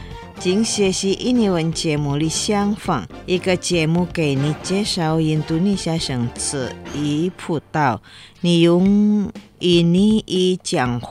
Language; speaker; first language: Chinese; non-native, fluent; Indonesian